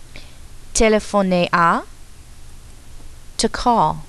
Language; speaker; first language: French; non-native, fluent; English